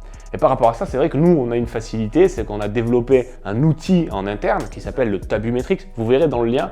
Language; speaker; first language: French; native; French